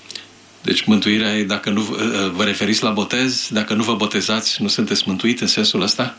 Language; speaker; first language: Romanian; native; Romanian